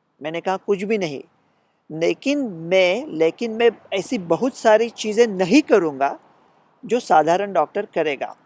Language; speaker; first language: Hindi; non-native, local second language; Marathi